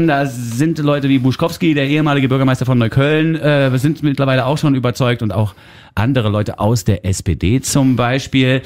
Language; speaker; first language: German; native; German